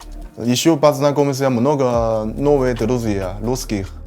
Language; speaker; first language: Russian; non-native, learner; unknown